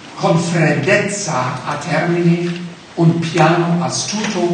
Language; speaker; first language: Italian; non-native, fluent; German